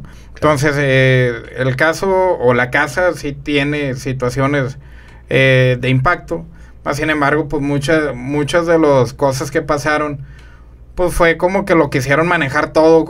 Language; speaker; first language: Spanish; native; Spanish